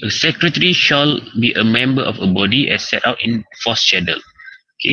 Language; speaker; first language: English; non-native, local second language; Malay